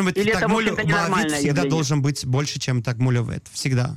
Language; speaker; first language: Russian; native; Russian